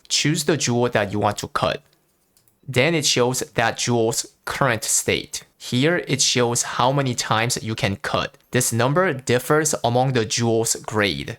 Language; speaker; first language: English; non-native, fluent; Korean